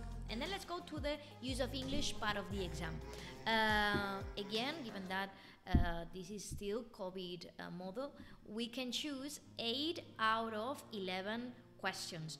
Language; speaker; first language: English; non-native, fluent; Spanish